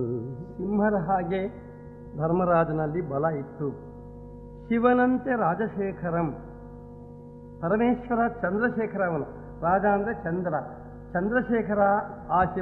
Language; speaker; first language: Kannada; native; Kannada